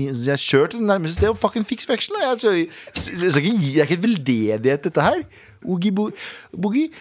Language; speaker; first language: Norwegian; early bilingual, other home language; Urdu